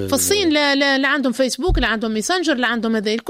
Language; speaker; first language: Arabic; native; Arabic